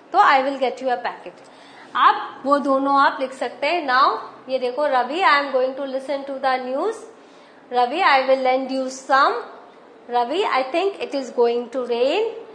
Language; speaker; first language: Hindi; native; Hindi